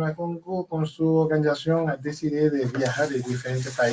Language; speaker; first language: Spanish; non-native, learner; Haitian Creole